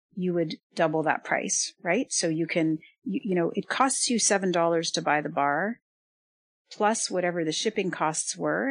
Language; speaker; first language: English; native; English